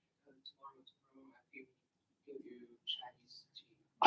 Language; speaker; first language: English; non-native, learner; Nepali